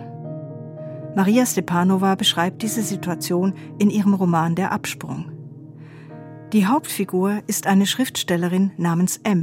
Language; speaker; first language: German; native; German